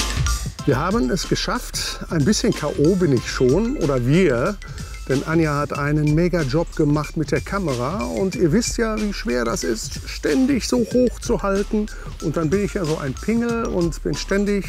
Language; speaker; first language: German; native; German